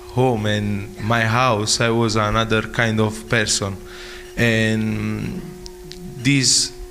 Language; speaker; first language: English; non-native, fluent; Italian